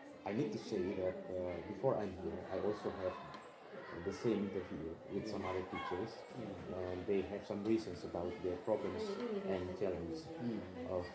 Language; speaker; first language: English; non-native, learner; Indonesian